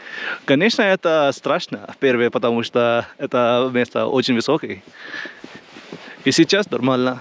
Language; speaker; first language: Russian; non-native, learner; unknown